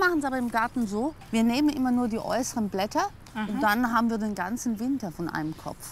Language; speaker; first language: German; native; German